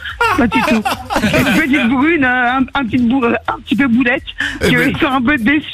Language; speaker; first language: French; native; French